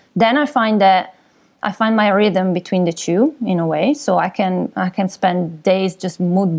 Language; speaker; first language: English; non-native, fluent; Italian